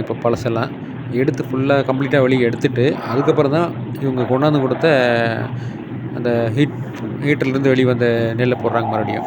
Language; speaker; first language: Tamil; native; Tamil